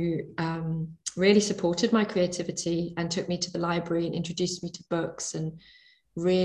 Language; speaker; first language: English; native; English